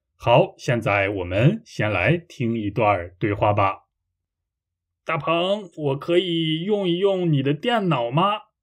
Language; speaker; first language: Chinese; native; Chinese